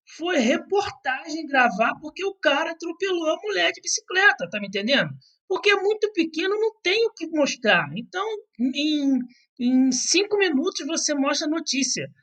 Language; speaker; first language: Portuguese; native; Portuguese